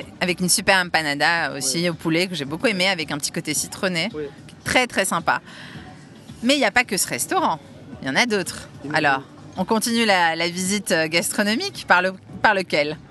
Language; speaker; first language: French; native; French